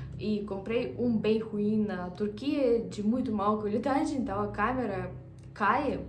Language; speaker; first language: Portuguese; non-native, fluent; Russian